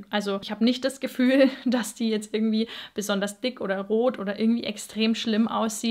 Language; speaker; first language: German; native; German